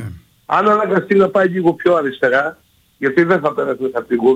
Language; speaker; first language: Greek; native; Greek